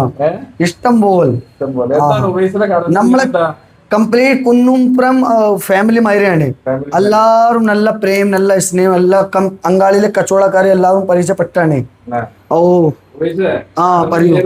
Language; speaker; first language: Malayalam; non-native, local second language; Hindi